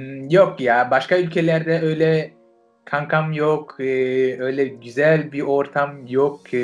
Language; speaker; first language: Turkish; non-native, fluent; French